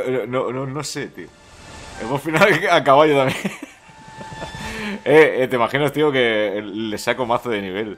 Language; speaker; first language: Spanish; native; Spanish